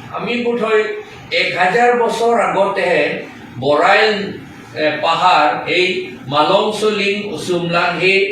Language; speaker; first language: Assamese; non-native, local second language; Karbi